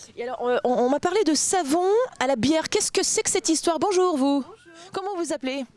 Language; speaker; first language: French; native; French